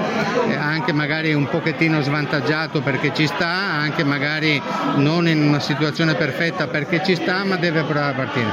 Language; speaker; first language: Italian; native; Italian